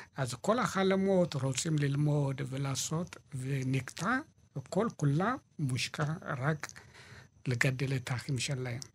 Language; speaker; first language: Hebrew; non-native, fluent; Amharic